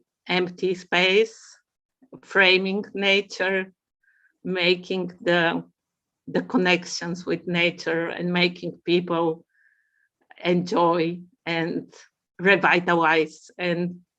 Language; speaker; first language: English; non-native, fluent; Bulgarian